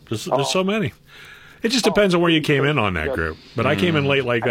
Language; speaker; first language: English; native; English